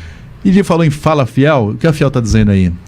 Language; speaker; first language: Portuguese; native; Portuguese